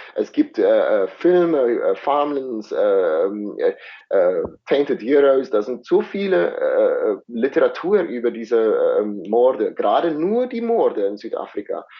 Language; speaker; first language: German; non-native, fluent; Afrikaans